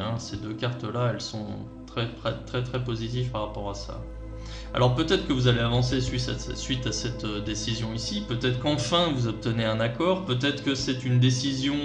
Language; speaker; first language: French; native; French